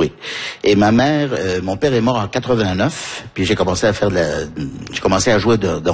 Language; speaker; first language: French; early bilingual, heritage; French